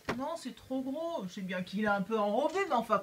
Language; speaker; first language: French; native; French